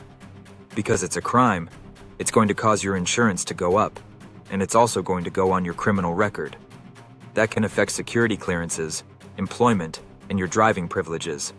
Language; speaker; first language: English; native; English